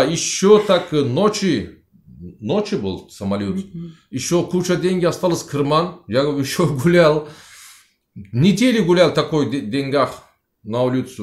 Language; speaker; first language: Russian; non-native, learner; Turkish